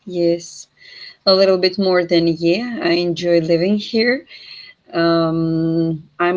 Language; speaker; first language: English; non-native, fluent; Russian